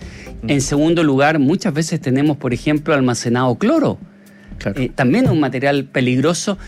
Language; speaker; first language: Spanish; native; Spanish